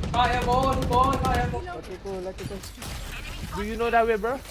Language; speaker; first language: English; non-native, learner; Thai